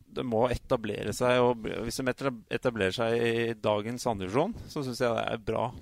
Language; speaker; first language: Norwegian; native; Norwegian